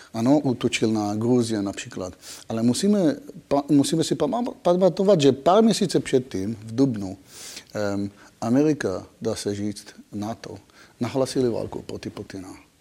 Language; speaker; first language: Czech; non-native, fluent; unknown